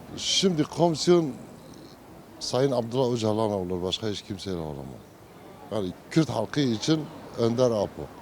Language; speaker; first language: Turkish; non-native, local second language; Kurdish